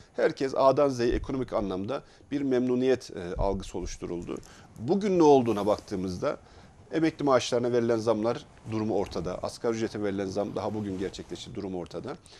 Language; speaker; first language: Turkish; native; Turkish